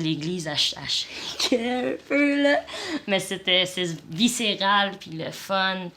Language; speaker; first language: French; native; French